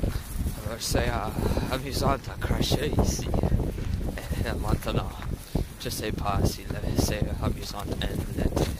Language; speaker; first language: French; non-native, learner; English